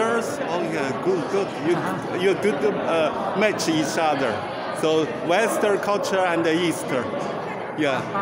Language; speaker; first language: English; non-native, learner; Chinese